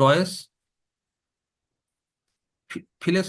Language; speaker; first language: German; non-native, learner; Bangla